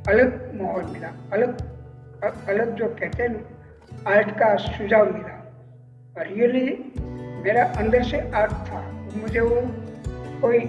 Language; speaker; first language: Hindi; non-native, local second language; Gujarati